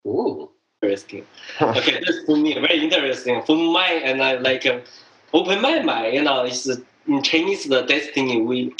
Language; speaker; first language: English; non-native, learner; Chinese